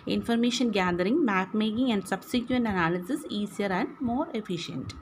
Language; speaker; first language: English; non-native, local second language; Malayalam